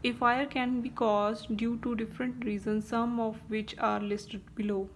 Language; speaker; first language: English; non-native, local second language; Punjabi